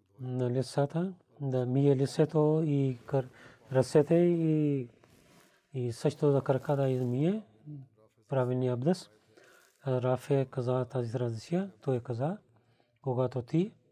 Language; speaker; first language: Bulgarian; non-native, fluent; Urdu